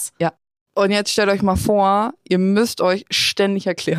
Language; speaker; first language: German; native; German